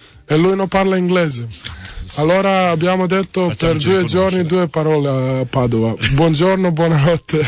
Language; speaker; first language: Italian; non-native, learner; Serbian